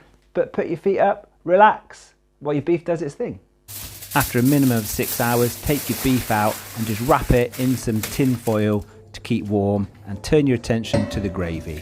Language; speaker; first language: English; native; English